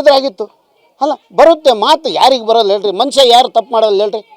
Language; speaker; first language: Kannada; non-native, local second language; Lambadi